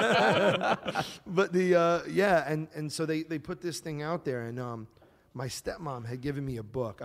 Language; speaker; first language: English; native; English